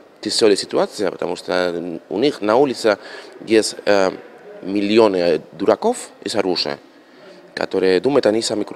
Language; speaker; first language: Russian; non-native, learner; Spanish